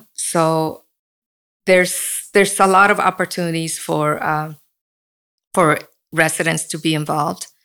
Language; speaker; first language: English; early bilingual, other home language; Spanish